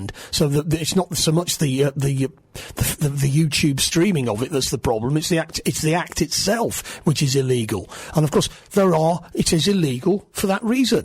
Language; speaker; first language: English; native; English